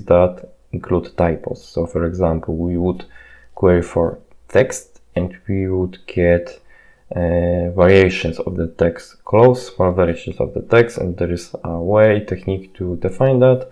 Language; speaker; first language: English; non-native, fluent; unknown